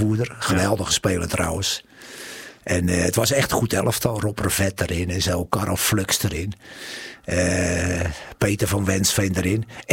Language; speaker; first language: Dutch; native; Dutch